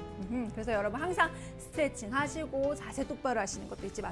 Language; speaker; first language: Korean; native; Korean